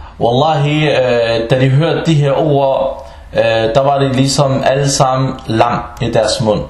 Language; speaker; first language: Danish; early bilingual, other home language; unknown